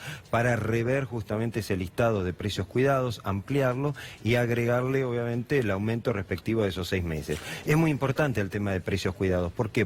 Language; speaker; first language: Spanish; native; Spanish